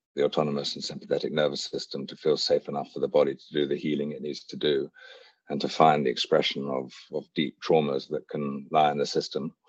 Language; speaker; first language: English; native; English